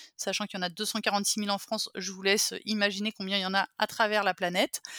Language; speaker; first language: French; native; French